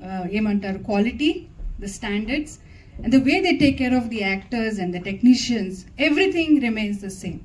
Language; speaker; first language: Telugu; non-native, learner; Kannada